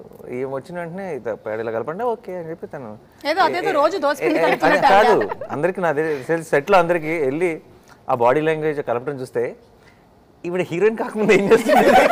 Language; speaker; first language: Telugu; native; Telugu